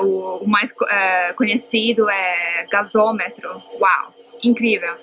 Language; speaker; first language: Portuguese; non-native, fluent; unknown